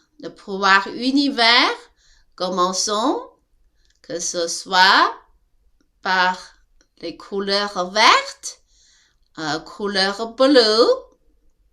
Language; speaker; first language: French; non-native, learner; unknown